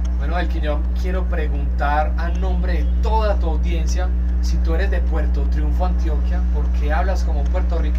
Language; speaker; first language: Spanish; native; Spanish